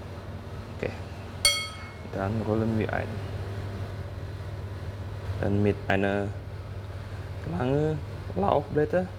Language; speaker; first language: German; non-native, learner; Indonesian